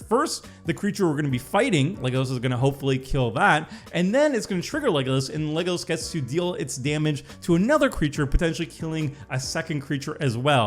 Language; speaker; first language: English; native; English